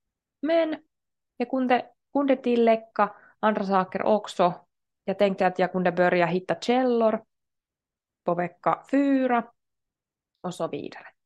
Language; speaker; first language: Swedish; non-native, local second language; Finnish